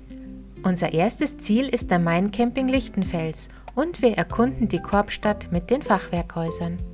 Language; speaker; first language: German; native; German